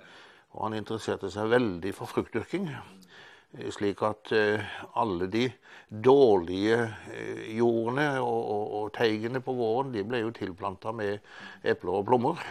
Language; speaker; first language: Norwegian; native; Norwegian